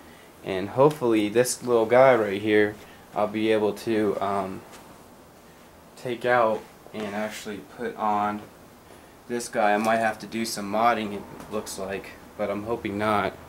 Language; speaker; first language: English; native; English